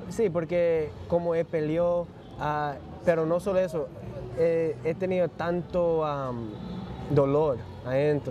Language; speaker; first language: Spanish; early bilingual, heritage; English